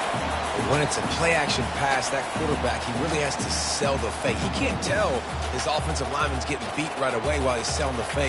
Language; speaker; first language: English; native; English